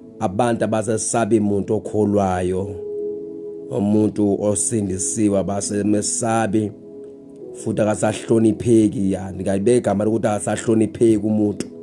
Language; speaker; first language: Zulu; non-native, local second language; Xhosa